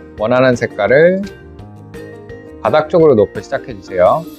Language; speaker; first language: Korean; native; Korean